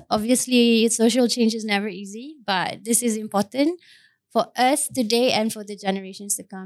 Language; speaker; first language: English; non-native, local second language; Malay